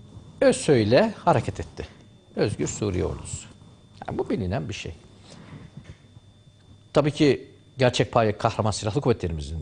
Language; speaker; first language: Turkish; native; Turkish